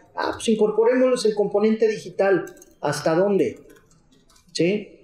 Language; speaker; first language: Spanish; native; Spanish